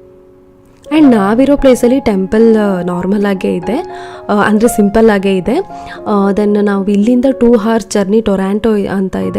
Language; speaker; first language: Kannada; native; Kannada